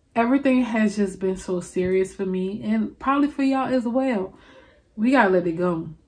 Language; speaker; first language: English; native; English